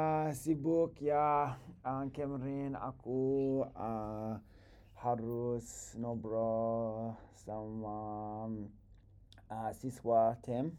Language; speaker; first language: Indonesian; non-native, learner; English